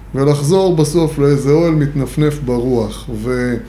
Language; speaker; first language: Hebrew; native; Hebrew